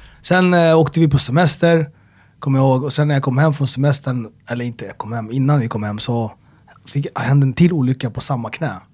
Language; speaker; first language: Swedish; early bilingual, other home language; Amharic